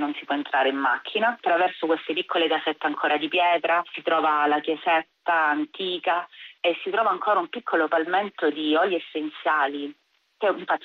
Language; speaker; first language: Italian; native; Italian